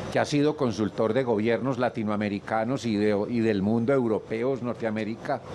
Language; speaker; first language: Spanish; native; Spanish